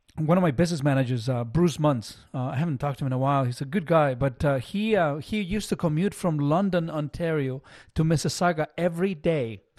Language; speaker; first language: English; non-native, fluent; Spanish